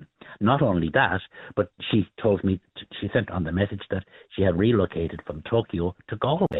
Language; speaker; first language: English; native; English